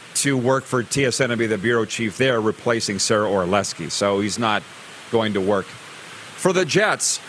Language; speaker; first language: English; native; English